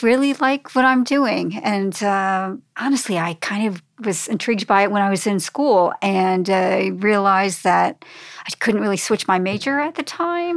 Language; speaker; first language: English; native; English